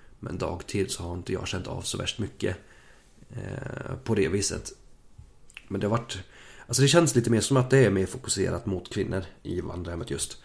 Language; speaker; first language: Swedish; early bilingual, other home language; German